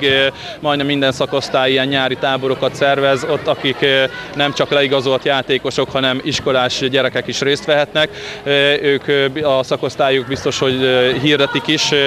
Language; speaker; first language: Hungarian; native; Hungarian